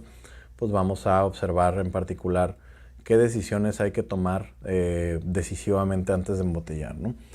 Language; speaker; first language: Spanish; native; Spanish